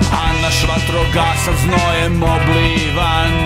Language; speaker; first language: Serbian; native; Serbian